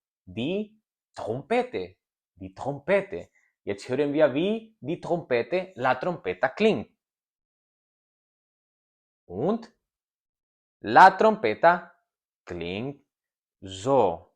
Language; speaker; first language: German; non-native, learner; Spanish